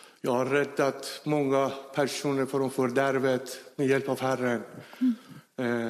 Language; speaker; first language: Swedish; non-native, fluent; Persian